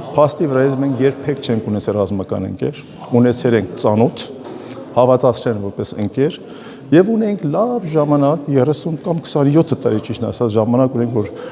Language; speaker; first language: Armenian; early bilingual, heritage; Armenian